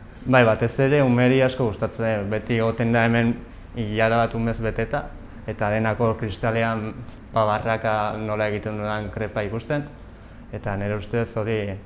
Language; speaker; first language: Basque; non-native, local second language; Spanish